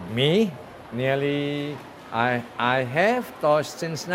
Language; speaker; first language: English; non-native, learner; Burmese